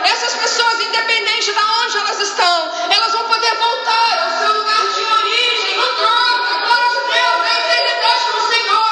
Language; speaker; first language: Portuguese; native; Portuguese